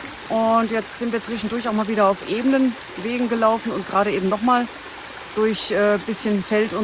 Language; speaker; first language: German; native; German